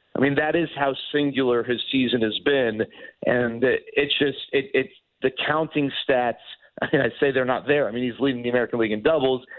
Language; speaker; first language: English; native; English